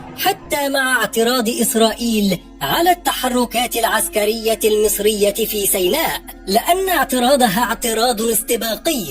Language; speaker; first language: Arabic; native; Arabic